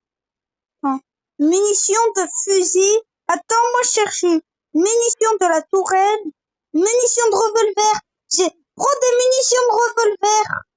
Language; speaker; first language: French; native; French